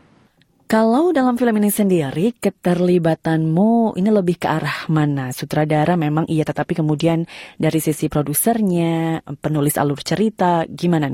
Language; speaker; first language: Indonesian; native; Indonesian